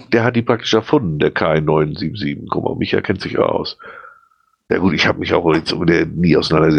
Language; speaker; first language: German; native; German